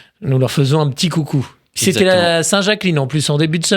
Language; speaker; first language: French; native; French